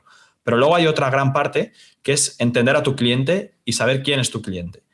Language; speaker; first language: Spanish; native; Spanish